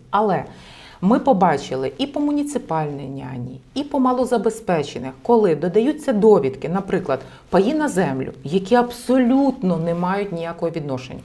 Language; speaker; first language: Ukrainian; native; Ukrainian